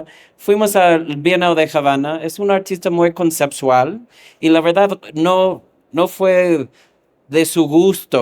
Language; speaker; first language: Spanish; non-native, fluent; English